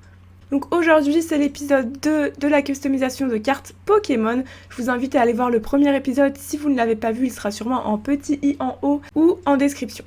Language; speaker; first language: French; native; French